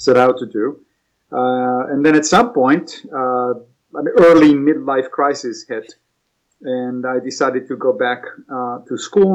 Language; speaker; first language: English; non-native, fluent; Italian